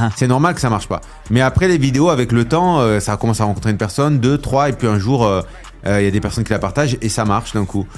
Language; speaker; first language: French; native; French